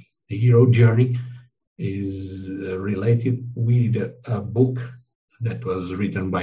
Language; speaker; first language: English; non-native, fluent; Portuguese